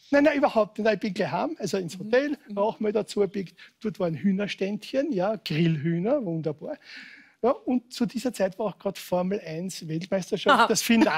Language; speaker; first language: German; native; German